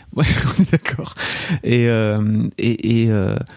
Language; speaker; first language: French; native; French